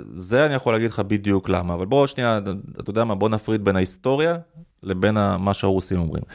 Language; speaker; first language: Hebrew; early bilingual, other home language; Russian